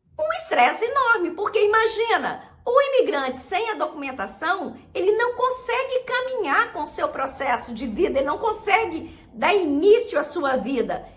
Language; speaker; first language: Portuguese; native; Portuguese